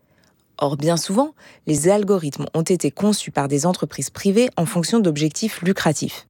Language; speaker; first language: French; native; French